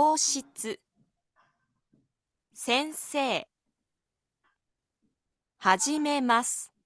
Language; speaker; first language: Japanese; non-native, learner; Filipino